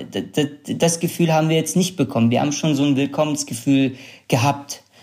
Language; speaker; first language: German; early bilingual, other home language; Kurdish